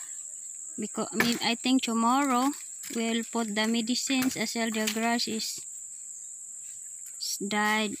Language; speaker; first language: English; non-native, learner; Filipino